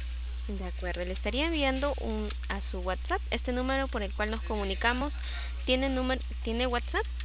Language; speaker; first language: Spanish; native; Spanish